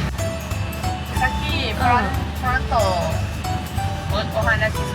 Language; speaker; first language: Japanese; non-native, learner; Thai